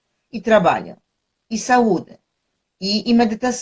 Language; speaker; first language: Portuguese; non-native, fluent; Polish